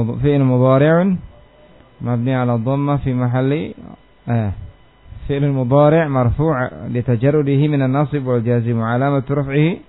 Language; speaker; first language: Arabic; non-native, fluent; Indonesian